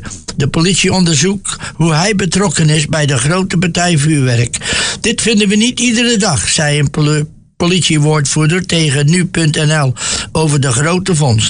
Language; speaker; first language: Dutch; native; Dutch